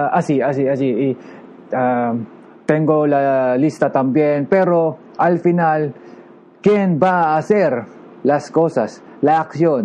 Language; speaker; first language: Spanish; non-native, learner; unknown